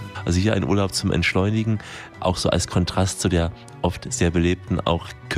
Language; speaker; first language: German; native; German